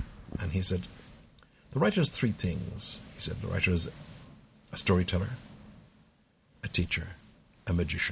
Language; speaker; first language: English; native; English